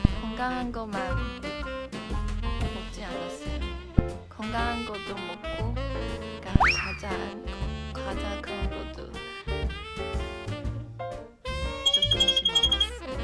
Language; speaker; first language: Korean; non-native, local second language; Chinese